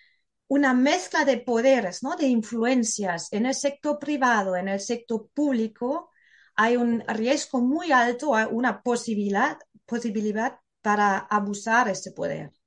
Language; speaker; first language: Spanish; non-native, fluent; German